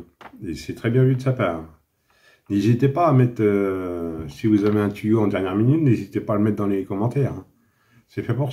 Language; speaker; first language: French; native; French